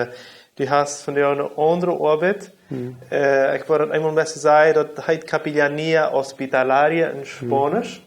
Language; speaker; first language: German; non-native, local second language; Low German